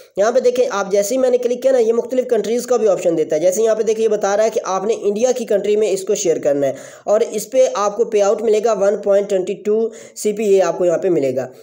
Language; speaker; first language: Urdu; non-native, local second language; Punjabi